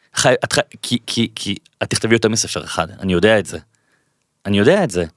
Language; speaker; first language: Hebrew; native; Hebrew